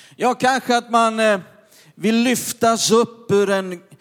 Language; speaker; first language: Swedish; native; Swedish